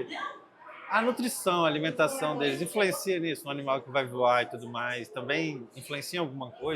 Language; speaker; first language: Portuguese; native; Portuguese